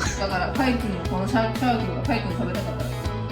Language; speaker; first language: Japanese; native; Japanese